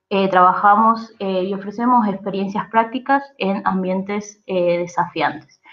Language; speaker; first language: Spanish; native; Spanish